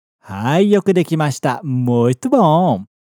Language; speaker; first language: Japanese; non-native, fluent; Portuguese